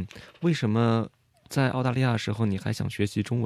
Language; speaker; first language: Chinese; native; Chinese